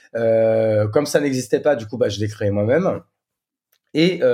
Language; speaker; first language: French; native; French